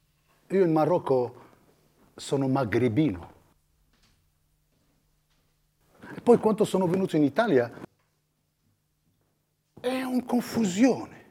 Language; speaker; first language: Italian; non-native, fluent; Arabic